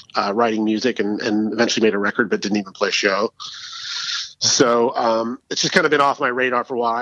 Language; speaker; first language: English; native; English